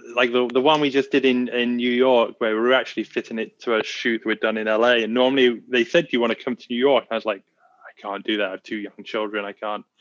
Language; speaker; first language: English; native; English